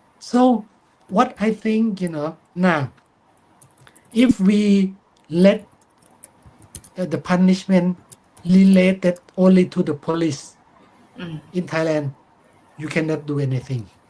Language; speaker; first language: English; non-native, fluent; Thai